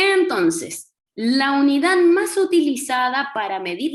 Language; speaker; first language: Spanish; native; Spanish